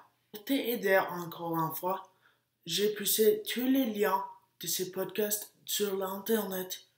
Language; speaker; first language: French; non-native, learner; English